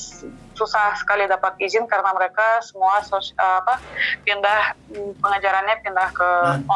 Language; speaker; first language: Indonesian; non-native, fluent; Russian